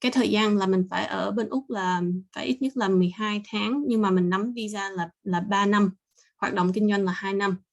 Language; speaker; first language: Vietnamese; early bilingual, heritage; Vietnamese